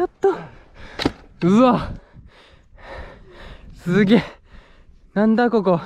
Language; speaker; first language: Japanese; native; Japanese